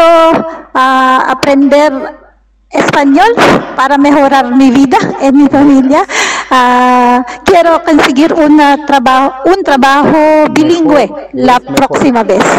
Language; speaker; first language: Spanish; non-native, learner; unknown